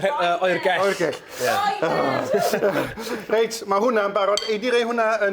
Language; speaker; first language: Welsh; native; Welsh